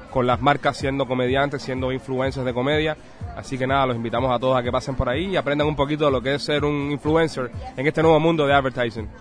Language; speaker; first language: Spanish; native; Spanish